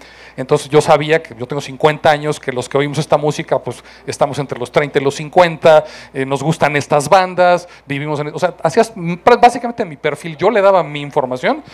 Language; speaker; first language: Spanish; native; Spanish